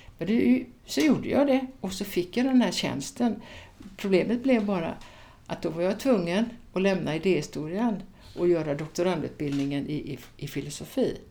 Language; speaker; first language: Swedish; native; Swedish